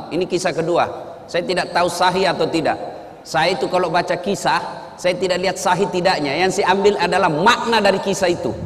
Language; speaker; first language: Indonesian; non-native, local second language; Buginese